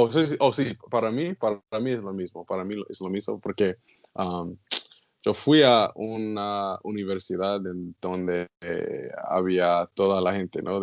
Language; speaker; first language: Spanish; non-native, learner; English